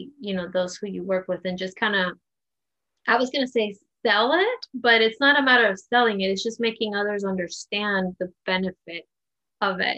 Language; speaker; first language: English; non-native, fluent; Spanish